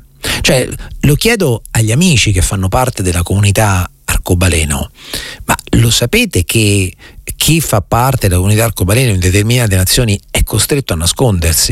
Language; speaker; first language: Italian; native; Italian